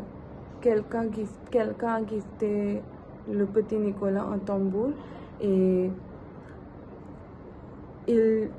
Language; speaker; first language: French; non-native, learner; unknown